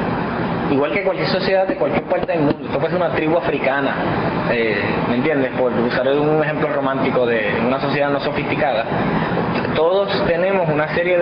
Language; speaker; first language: Spanish; native; Spanish